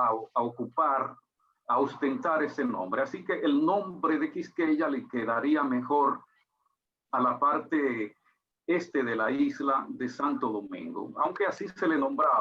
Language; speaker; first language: Spanish; native; Spanish